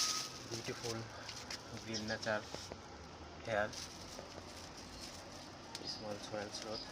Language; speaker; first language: English; non-native, learner; Bangla